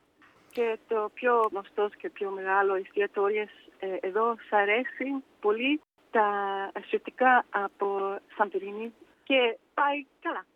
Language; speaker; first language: Greek; early bilingual, heritage; Danish